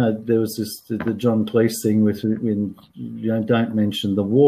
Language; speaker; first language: English; native; English